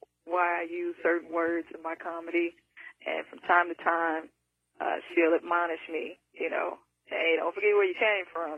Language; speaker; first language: English; native; English